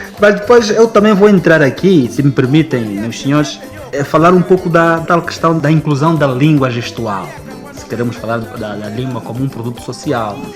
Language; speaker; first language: Portuguese; native; Portuguese